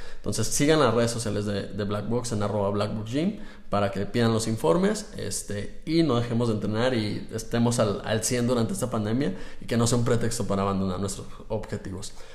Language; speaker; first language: Spanish; native; Spanish